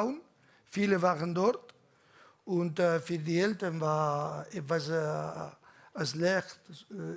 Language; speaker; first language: German; non-native, learner; Catalan